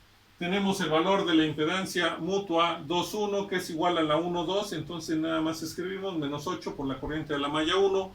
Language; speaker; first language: Spanish; native; Spanish